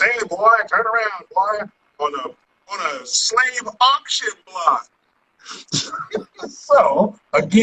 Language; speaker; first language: English; native; English